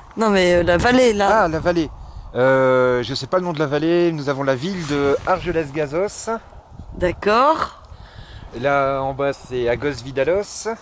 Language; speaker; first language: French; native; French